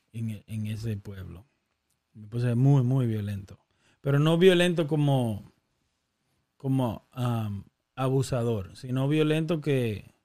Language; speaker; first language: Spanish; native; Spanish